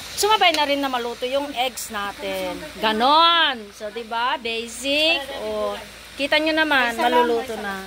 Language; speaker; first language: Filipino; non-native, local second language; Iloko